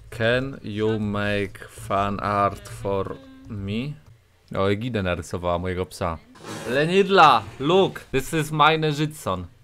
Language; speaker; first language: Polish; native; Polish